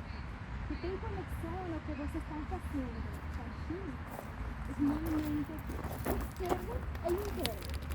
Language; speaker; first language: Portuguese; non-native, fluent; Spanish